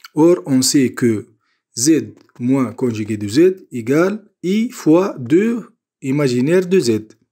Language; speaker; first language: French; non-native, local second language; Arabic